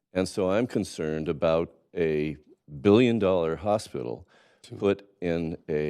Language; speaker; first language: English; native; English